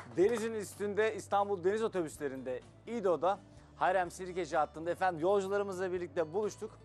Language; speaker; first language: Turkish; native; Turkish